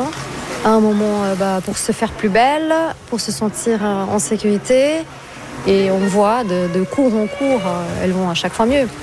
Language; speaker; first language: French; non-native, fluent; Portuguese